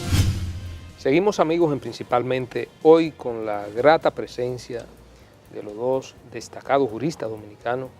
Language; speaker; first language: Spanish; native; Spanish